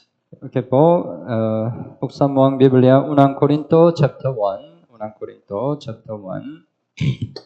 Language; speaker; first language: Filipino; non-native, learner; Korean